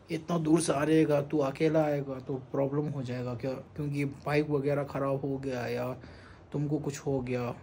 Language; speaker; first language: Hindi; non-native, local second language; Tibetan